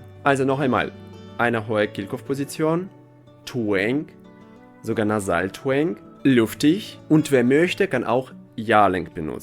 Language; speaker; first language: German; non-native, fluent; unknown